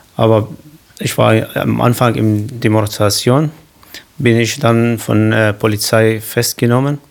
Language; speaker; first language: German; non-native, learner; Kurdish